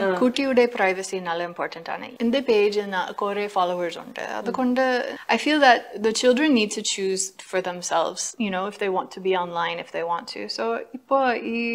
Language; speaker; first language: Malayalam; non-native, fluent; English